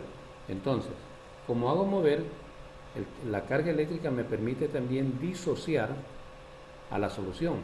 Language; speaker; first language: Spanish; native; Spanish